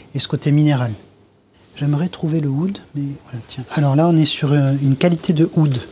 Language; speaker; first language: French; native; French